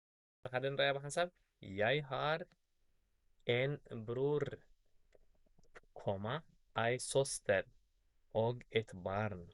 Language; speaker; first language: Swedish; non-native, fluent; Tigrinya